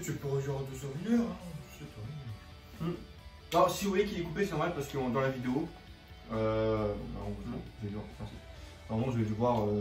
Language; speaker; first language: French; native; French